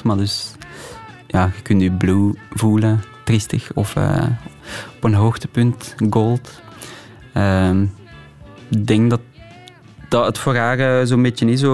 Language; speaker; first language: Dutch; native; Dutch